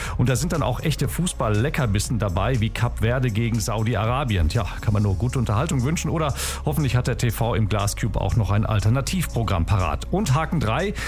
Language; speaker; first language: German; native; German